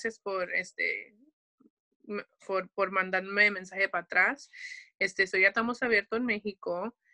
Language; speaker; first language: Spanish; early bilingual, heritage; English